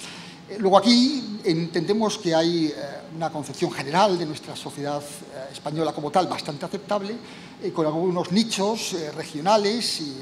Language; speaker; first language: Spanish; native; Spanish